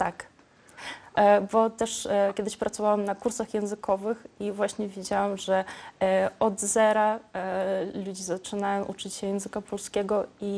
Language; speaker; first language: Polish; non-native, local second language; Ukrainian